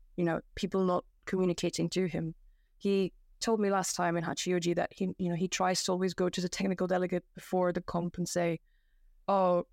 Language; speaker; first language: English; non-native, fluent; Dutch